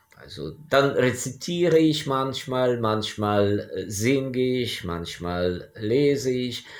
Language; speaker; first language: German; non-native, fluent; Ukrainian